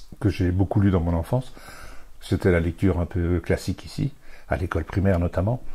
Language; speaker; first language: French; native; French